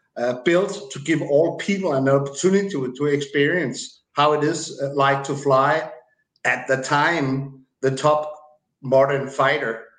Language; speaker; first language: English; non-native, fluent; Danish